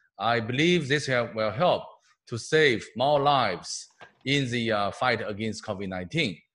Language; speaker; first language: English; non-native, fluent; Chinese